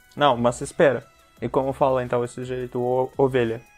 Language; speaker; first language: Portuguese; non-native, fluent; Russian